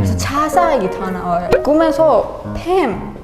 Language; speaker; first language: Korean; non-native, fluent; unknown